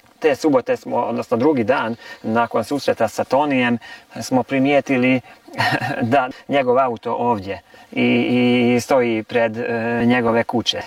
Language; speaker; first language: Croatian; early bilingual, heritage; Croatian